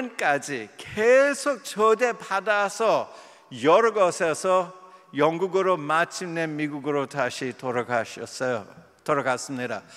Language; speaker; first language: Korean; non-native, fluent; English